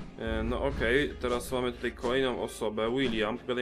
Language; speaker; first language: Polish; native; Polish